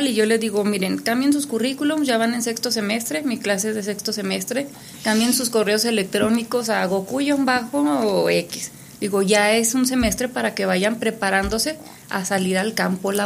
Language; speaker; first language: Spanish; native; Spanish